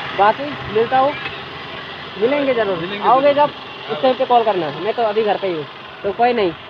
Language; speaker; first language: Hindi; non-native, local second language; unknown